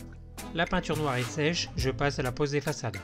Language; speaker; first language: French; native; French